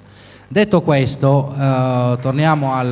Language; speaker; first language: Italian; native; Italian